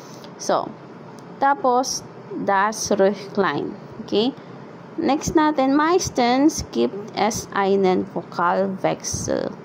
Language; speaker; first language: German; non-native, fluent; Filipino